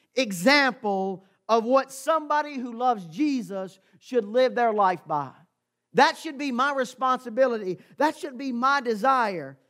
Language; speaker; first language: English; native; English